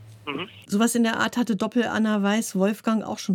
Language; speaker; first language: German; native; German